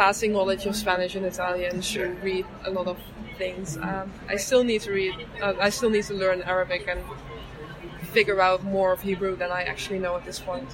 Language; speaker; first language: English; non-native, fluent; Dutch